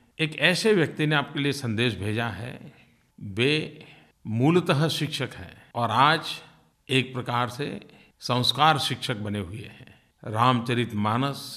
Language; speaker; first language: Hindi; non-native, local second language; Gujarati